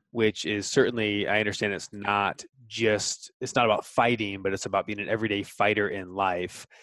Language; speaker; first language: English; native; English